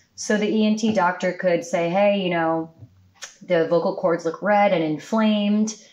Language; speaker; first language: English; native; English